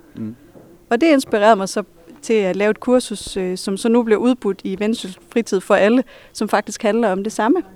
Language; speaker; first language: Danish; native; Danish